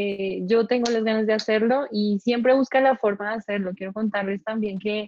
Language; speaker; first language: Spanish; native; Spanish